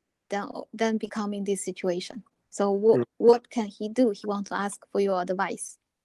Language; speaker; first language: English; non-native, fluent; Chinese